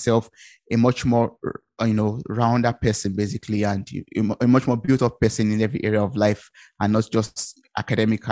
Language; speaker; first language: English; non-native, local second language; Yoruba